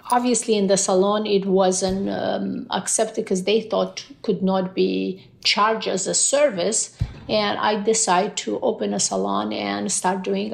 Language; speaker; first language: English; non-native, fluent; Romanian